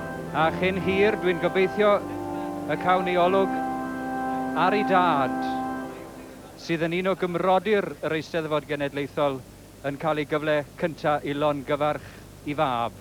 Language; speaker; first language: Welsh; native; Welsh